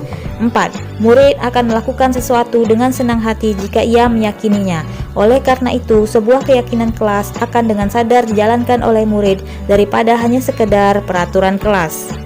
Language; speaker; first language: Indonesian; native; Indonesian